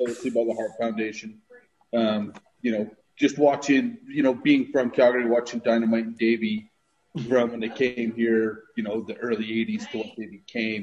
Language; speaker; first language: English; native; English